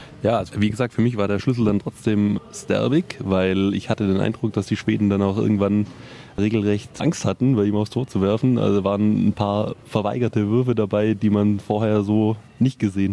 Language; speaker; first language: German; native; German